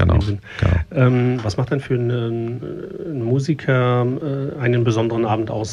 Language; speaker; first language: German; native; German